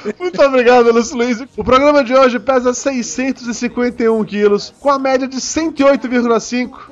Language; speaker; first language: Portuguese; native; Portuguese